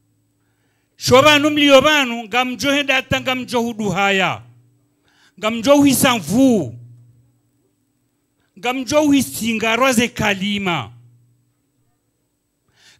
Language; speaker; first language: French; non-native, local second language; Ngazidja Comorian